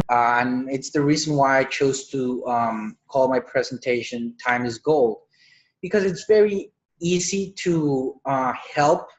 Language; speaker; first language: English; non-native, fluent; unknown